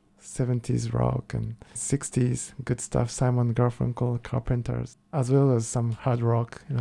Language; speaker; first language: English; non-native, fluent; Japanese